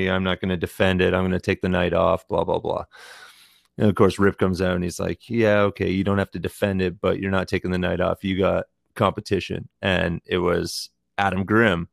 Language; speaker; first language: English; native; English